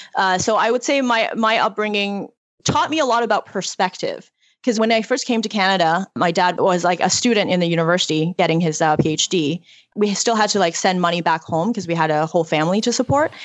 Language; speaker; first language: English; early bilingual, other home language; Chinese